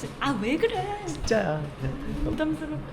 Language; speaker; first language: Korean; native; Korean